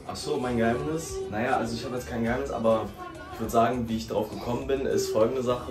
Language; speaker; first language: German; native; German